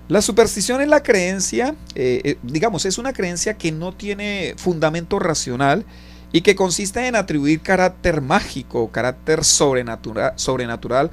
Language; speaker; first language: Spanish; native; Spanish